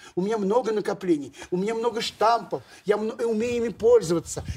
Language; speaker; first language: Russian; native; Russian